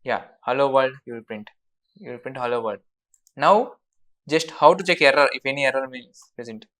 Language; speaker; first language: English; non-native, local second language; Telugu